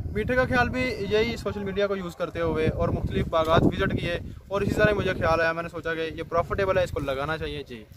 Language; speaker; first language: Urdu; non-native, local second language; Punjabi